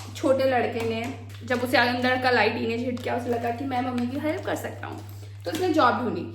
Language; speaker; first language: Hindi; native; Hindi